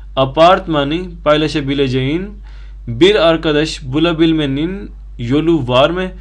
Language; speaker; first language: Turkish; non-native, fluent; Hindi